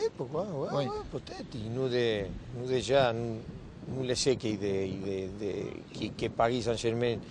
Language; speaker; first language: French; non-native, learner; Spanish